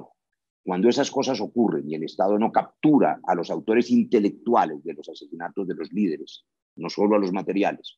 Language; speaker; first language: Spanish; native; Spanish